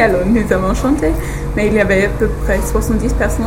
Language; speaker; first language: French; non-native, learner; English